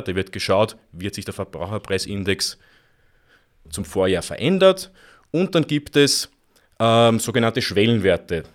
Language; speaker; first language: German; native; German